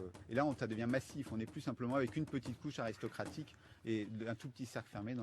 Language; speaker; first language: French; native; French